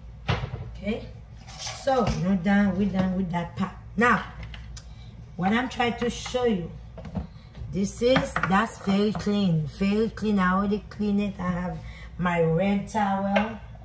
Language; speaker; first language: English; non-native, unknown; Haitian Creole